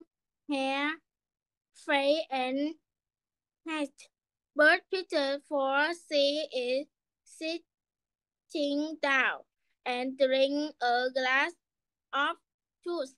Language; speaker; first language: English; non-native, learner; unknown